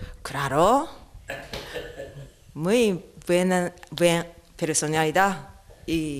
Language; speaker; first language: Spanish; non-native, learner; Japanese